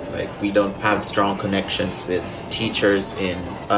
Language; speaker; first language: English; non-native, local second language; Filipino